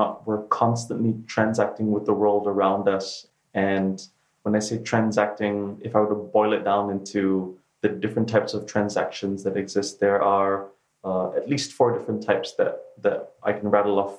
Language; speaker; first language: English; native; English